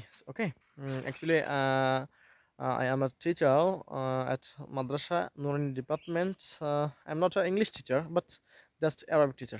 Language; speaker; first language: English; non-native, learner; Bangla